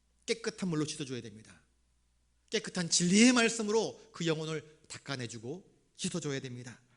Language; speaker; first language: Korean; native; Korean